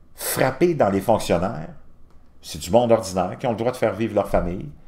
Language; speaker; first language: French; native; French